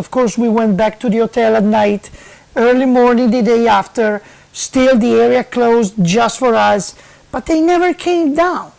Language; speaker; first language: English; non-native, fluent; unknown